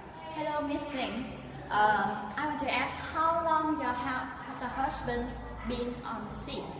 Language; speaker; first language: English; non-native, learner; Vietnamese